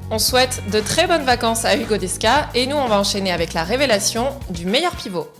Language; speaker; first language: French; native; French